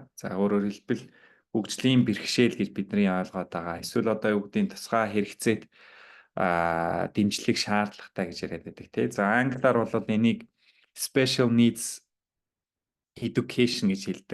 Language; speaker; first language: Mongolian; native; Mongolian